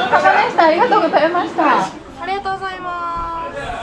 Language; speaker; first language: Japanese; native; Japanese